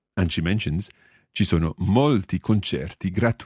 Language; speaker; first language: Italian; non-native, fluent; English